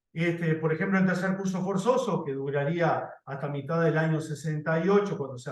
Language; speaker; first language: Spanish; native; Spanish